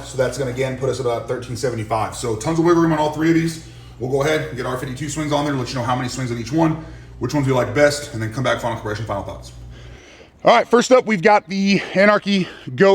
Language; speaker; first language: English; native; English